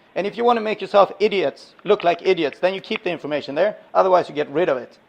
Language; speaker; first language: English; non-native, fluent; Swedish